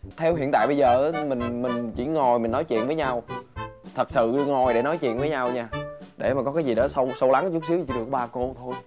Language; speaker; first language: Vietnamese; native; Vietnamese